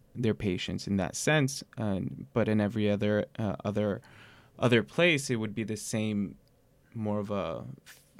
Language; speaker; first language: English; native; English